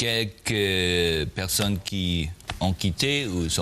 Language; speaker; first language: French; non-native, learner; German